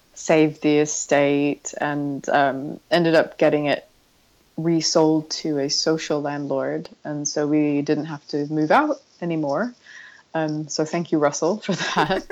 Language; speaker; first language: English; native; English